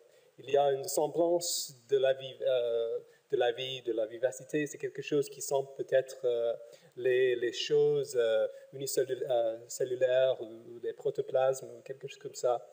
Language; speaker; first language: French; non-native, fluent; English